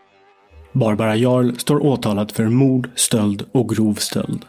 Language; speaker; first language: Swedish; native; Swedish